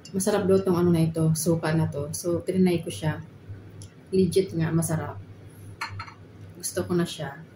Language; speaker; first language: Filipino; non-native, local second language; Bikol